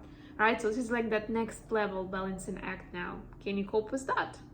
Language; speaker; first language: English; non-native, fluent; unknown